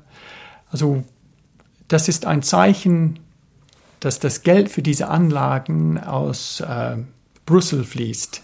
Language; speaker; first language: German; non-native, fluent; English